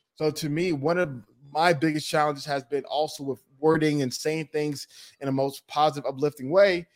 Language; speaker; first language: English; early bilingual, other home language; Yoruba